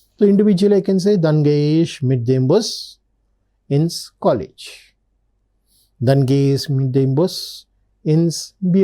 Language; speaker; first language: German; non-native, learner; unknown